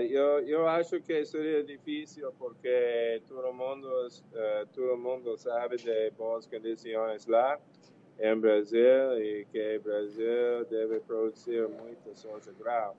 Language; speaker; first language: Portuguese; non-native, fluent; English